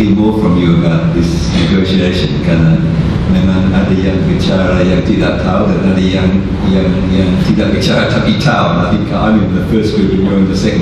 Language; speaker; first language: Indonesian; non-native, fluent; English